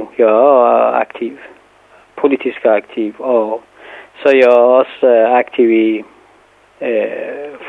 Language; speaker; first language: Danish; non-native, fluent; Persian